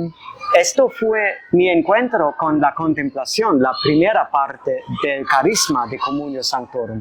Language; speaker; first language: Spanish; non-native, fluent; German